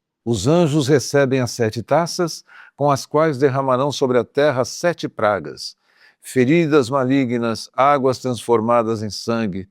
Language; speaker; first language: Portuguese; native; Portuguese